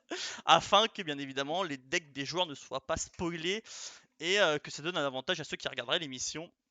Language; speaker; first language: French; native; French